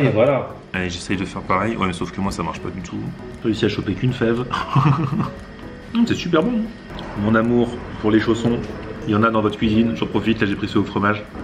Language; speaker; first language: French; native; French